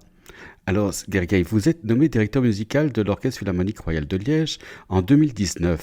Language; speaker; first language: French; native; French